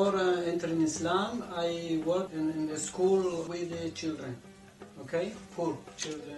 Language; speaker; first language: English; non-native, learner; Spanish